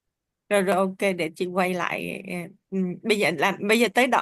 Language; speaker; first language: Vietnamese; native; Vietnamese